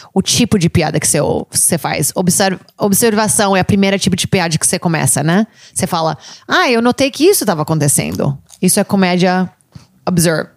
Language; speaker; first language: Portuguese; early bilingual, heritage; English